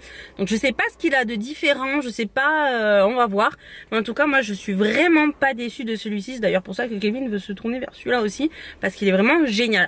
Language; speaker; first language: French; native; French